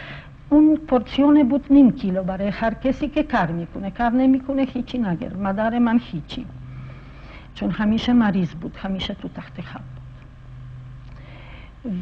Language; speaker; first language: Persian; non-native, fluent; Polish